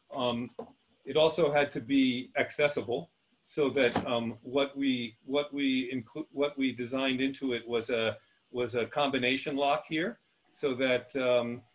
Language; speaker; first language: English; native; English